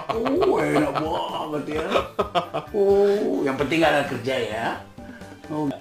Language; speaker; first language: Indonesian; native; Indonesian